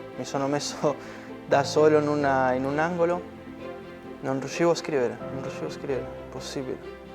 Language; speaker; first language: Italian; non-native, fluent; Spanish